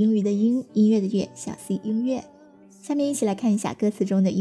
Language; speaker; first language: Chinese; native; Chinese